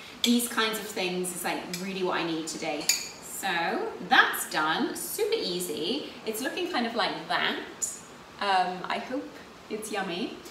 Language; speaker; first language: English; native; English